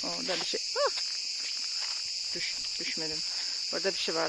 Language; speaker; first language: Turkish; non-native, learner; Russian